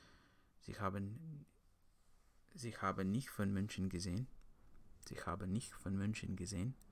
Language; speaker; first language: German; non-native, learner; English